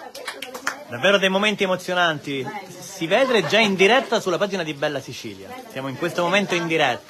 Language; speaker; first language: Italian; native; Italian